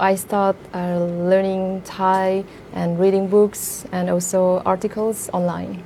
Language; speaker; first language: English; non-native, fluent; French